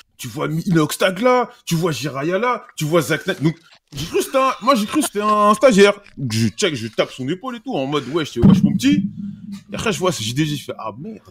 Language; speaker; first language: French; native; French